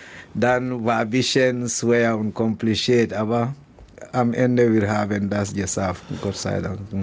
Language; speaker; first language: German; non-native, learner; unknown